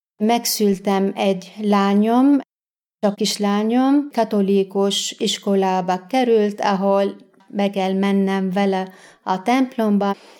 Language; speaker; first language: Hungarian; non-native, learner; Arabic